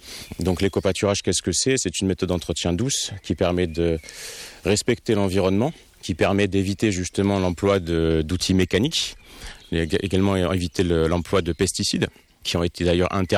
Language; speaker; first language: French; native; French